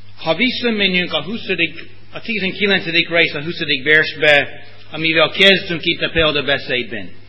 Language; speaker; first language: Hungarian; non-native, fluent; English